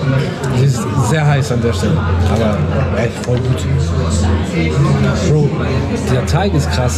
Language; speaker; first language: German; native; German